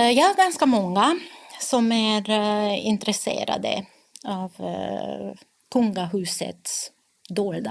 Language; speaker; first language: Swedish; non-native, fluent; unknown